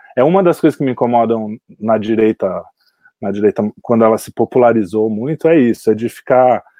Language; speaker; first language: Portuguese; native; Portuguese